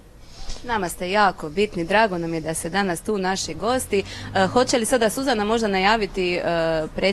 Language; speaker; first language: Croatian; native; Croatian